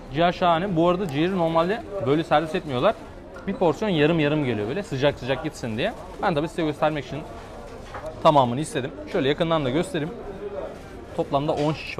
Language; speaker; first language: Turkish; native; Turkish